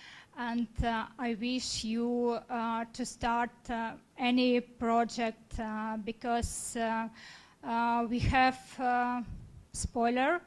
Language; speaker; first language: English; non-native, learner; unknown